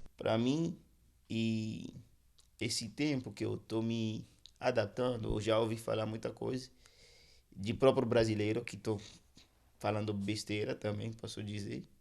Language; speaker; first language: Portuguese; non-native, fluent; Haitian Creole